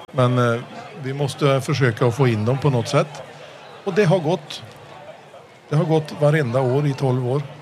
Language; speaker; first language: Swedish; early bilingual, heritage; Swedish